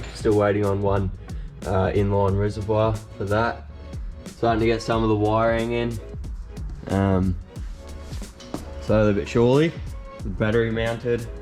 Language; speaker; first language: English; native; English